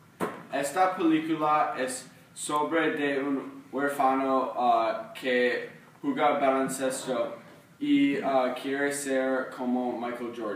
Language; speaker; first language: Spanish; non-native, learner; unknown